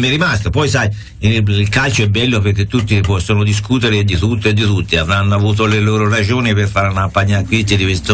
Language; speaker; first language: Italian; native; Italian